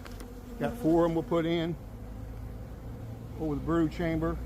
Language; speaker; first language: English; native; English